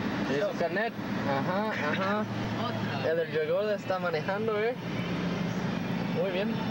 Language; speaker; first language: Spanish; non-native, fluent; English